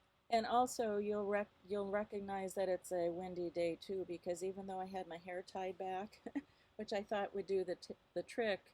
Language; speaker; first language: English; native; English